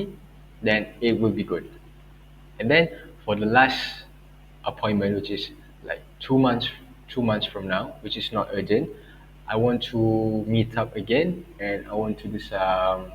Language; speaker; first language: English; non-native, local second language; Malay